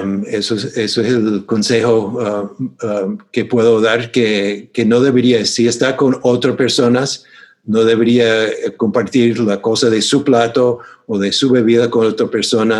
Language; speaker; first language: Spanish; non-native, fluent; English